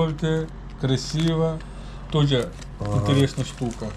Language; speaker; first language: Russian; non-native, learner; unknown